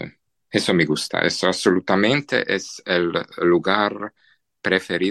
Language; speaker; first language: Spanish; non-native, fluent; Czech